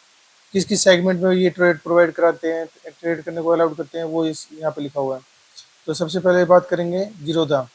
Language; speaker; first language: Hindi; native; Hindi